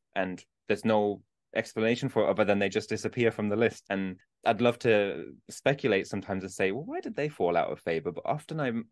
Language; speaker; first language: English; native; English